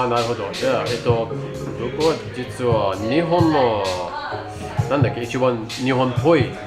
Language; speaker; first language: Japanese; non-native, learner; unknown